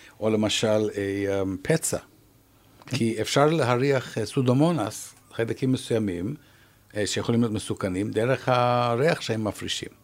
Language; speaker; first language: Hebrew; non-native, fluent; English